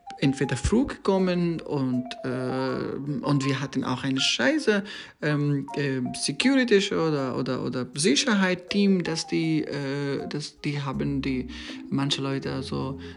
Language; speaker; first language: German; non-native, learner; Persian